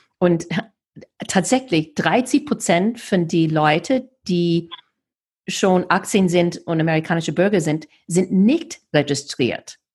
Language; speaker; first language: German; non-native, fluent; English